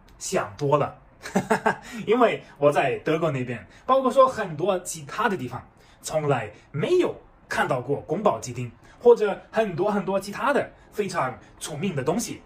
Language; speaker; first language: Chinese; non-native, fluent; German